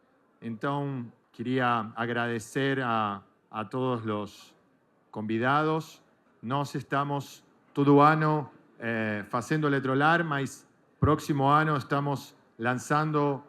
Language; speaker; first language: Portuguese; non-native, fluent; Spanish